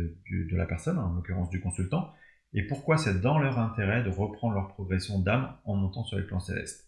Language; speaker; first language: French; native; French